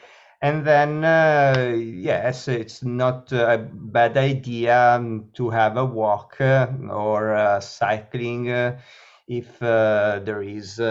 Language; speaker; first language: English; non-native, learner; Italian